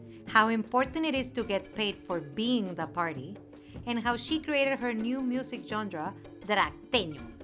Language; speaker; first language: English; early bilingual, other home language; Spanish